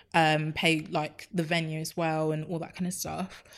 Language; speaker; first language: English; native; English